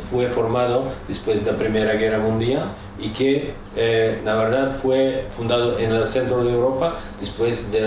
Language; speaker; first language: Spanish; non-native, fluent; Czech